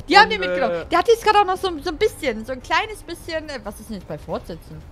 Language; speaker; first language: German; native; German